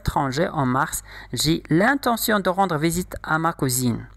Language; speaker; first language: French; non-native, local second language; Arabic